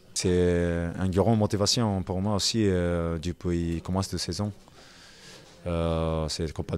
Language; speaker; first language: French; non-native, learner; Japanese